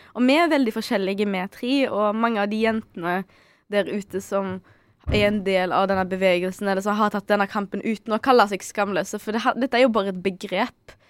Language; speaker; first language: Norwegian; early bilingual, other home language; Arabic